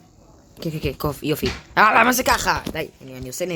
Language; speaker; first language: Hebrew; native; Hebrew